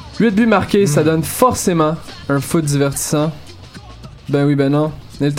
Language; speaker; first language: French; native; French